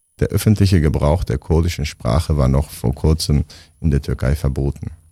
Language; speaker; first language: German; non-native, fluent; Kurdish